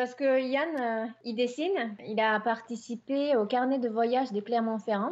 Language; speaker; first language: French; non-native, fluent; Japanese